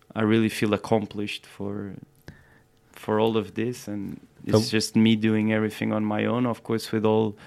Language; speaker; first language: English; non-native, fluent; Portuguese